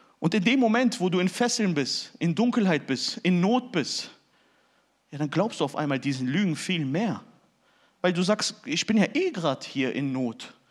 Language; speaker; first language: German; early bilingual, other home language; Turkish